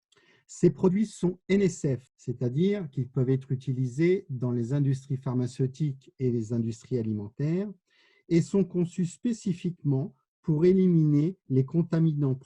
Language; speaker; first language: French; native; French